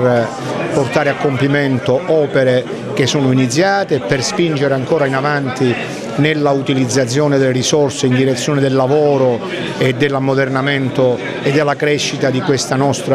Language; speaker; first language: Italian; native; Italian